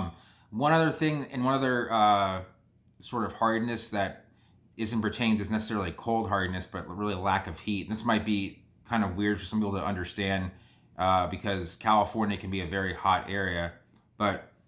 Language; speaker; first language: English; native; English